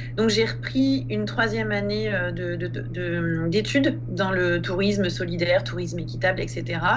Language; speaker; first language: French; native; French